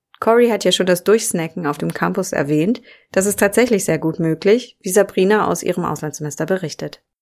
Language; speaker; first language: German; native; German